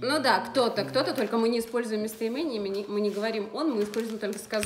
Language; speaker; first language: Russian; native; Russian